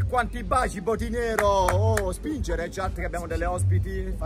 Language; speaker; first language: Italian; native; Italian